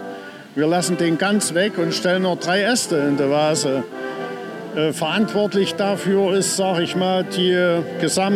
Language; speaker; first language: German; native; German